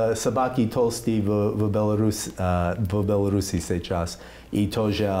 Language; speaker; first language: Russian; non-native, learner; English